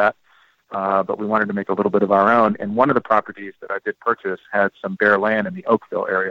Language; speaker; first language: English; native; English